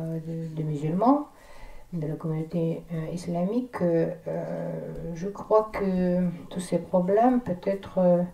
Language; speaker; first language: French; non-native, fluent; Russian